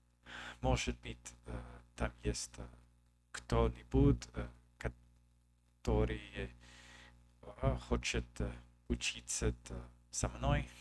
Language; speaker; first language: Russian; non-native, learner; English